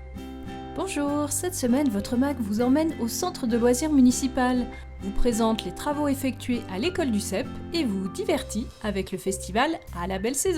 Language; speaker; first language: French; native; French